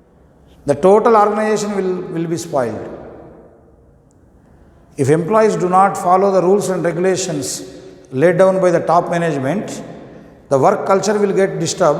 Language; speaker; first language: English; non-native, local second language; Telugu